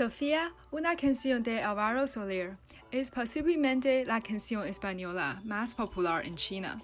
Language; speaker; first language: Spanish; non-native, learner; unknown